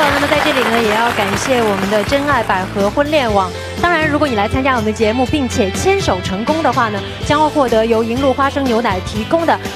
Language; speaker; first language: Chinese; native; Chinese